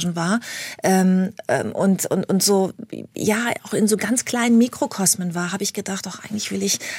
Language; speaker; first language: German; native; German